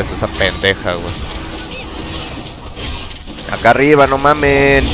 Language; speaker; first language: Spanish; native; Spanish